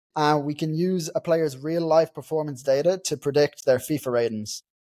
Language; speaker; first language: English; native; English